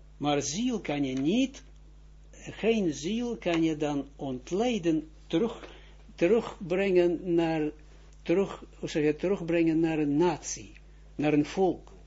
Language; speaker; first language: Dutch; non-native, fluent; Russian